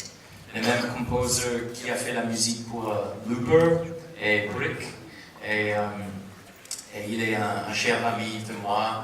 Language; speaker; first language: French; non-native, fluent; English